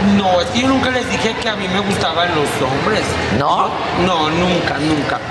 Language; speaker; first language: Spanish; native; Spanish